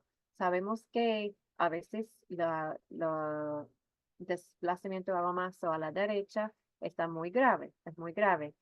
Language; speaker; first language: Spanish; non-native, fluent; English